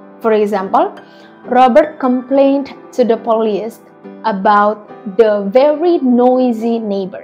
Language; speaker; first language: English; non-native, fluent; Indonesian